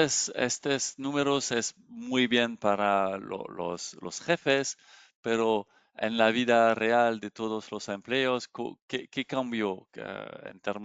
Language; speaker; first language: Spanish; non-native, learner; French